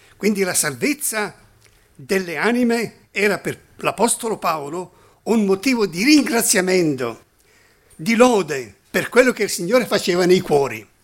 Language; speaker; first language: Italian; non-native, fluent; German